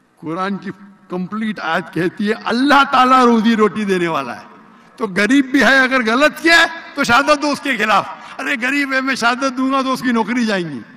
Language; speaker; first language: Urdu; non-native, local second language; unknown